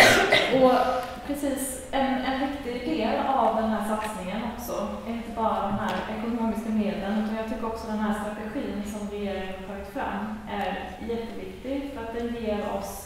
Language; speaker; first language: Swedish; native; Swedish